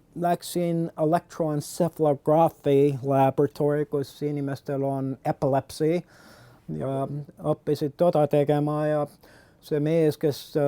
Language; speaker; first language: Estonian; early bilingual, heritage; Estonian